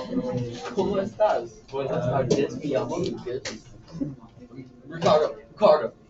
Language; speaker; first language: Spanish; non-native, learner; English